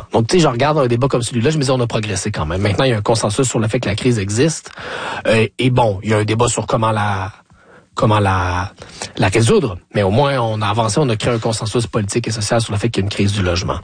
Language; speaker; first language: French; native; French